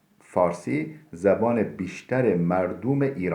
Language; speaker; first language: Persian; non-native, fluent; Turkish